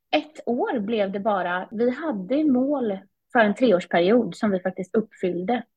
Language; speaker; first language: Swedish; native; Swedish